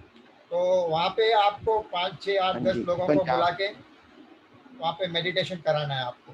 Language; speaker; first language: Hindi; native; Hindi